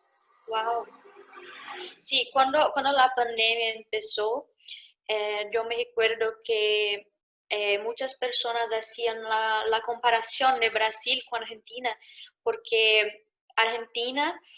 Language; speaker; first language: Spanish; non-native, learner; Portuguese